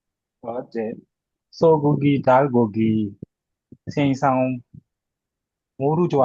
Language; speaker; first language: Korean; non-native, learner; Burmese